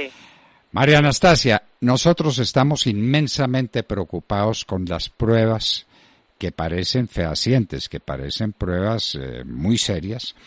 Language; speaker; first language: Spanish; native; Spanish